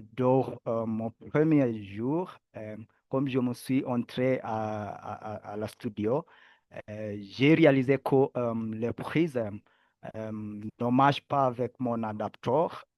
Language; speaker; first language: French; non-native, learner; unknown